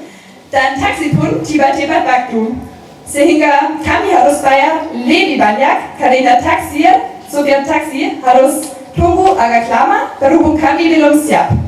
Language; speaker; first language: Indonesian; non-native, learner; German